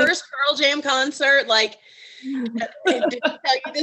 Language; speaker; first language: English; native; English